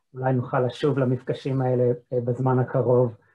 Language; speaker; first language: Hebrew; non-native, fluent; English